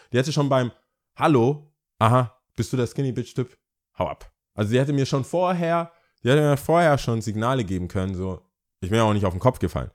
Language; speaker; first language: German; early bilingual, other home language; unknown